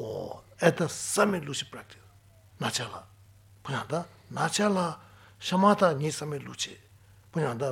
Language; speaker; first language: Russian; non-native, learner; Tibetan